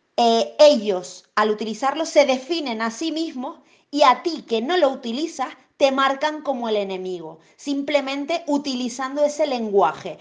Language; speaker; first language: Spanish; native; Spanish